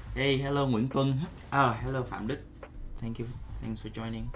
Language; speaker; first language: English; non-native, fluent; Vietnamese